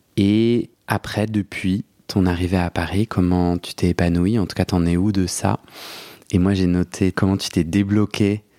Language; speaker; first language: French; native; French